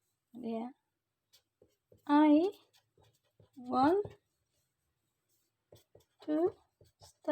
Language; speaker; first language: English; non-native, fluent; Indonesian